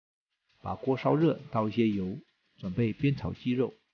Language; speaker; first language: Chinese; native; Chinese